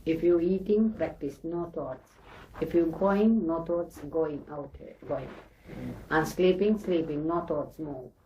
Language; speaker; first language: English; non-native, learner; Sinhala